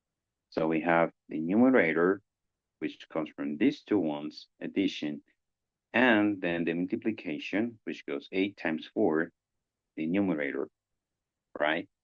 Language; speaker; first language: English; non-native, fluent; Spanish